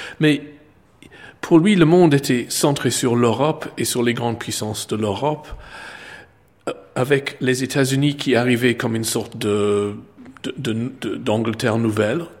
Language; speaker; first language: French; non-native, fluent; English